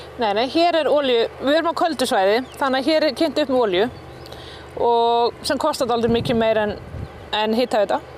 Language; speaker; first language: Icelandic; native; Icelandic